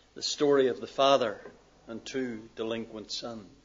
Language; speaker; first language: English; native; English